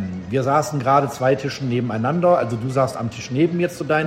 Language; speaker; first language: German; native; German